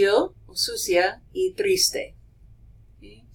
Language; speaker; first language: Spanish; non-native, fluent; English